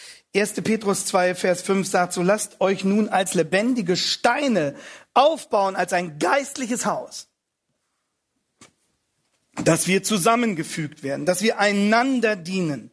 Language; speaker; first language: German; native; German